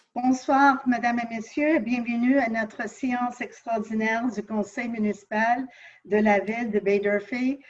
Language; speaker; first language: French; non-native, local second language; English